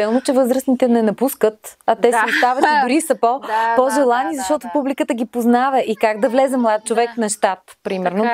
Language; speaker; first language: Bulgarian; native; Bulgarian